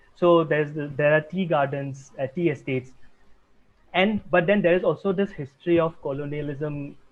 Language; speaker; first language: English; non-native, local second language; Assamese